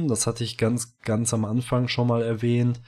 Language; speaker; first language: German; native; German